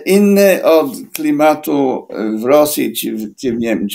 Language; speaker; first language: Polish; non-native, fluent; English